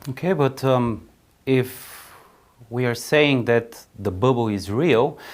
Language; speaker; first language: English; non-native, fluent; Bulgarian